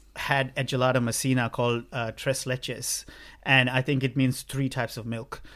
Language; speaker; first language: English; non-native, local second language; Sinhala